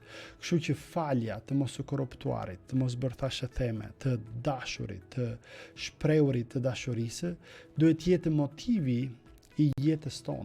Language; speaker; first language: Albanian; native; Albanian